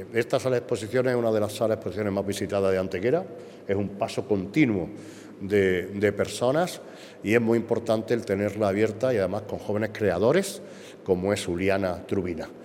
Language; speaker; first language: Spanish; native; Spanish